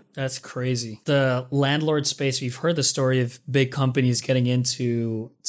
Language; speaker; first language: English; non-native, local second language; Filipino